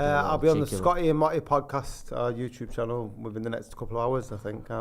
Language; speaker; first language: English; native; English